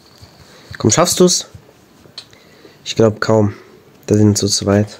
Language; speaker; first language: German; native; German